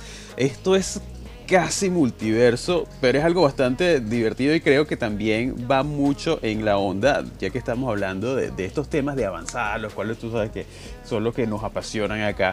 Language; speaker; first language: Spanish; native; Spanish